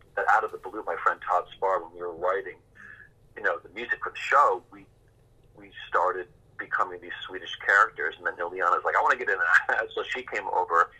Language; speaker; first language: English; native; English